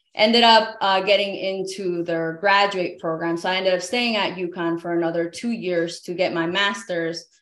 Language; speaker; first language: English; early bilingual, other home language; Spanish